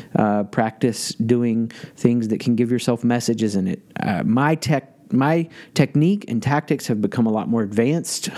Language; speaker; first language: English; native; English